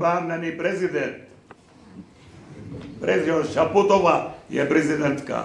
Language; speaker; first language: Slovak; non-native, fluent; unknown